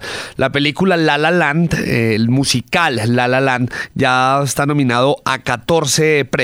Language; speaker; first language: Spanish; native; Spanish